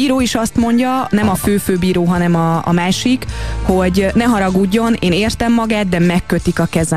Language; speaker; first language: Hungarian; native; Hungarian